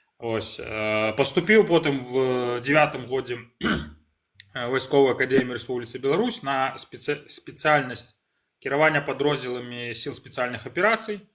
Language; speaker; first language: Belarusian; non-native, local second language; Russian